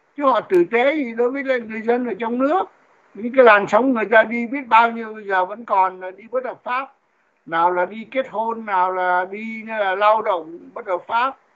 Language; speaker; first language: Vietnamese; native; Vietnamese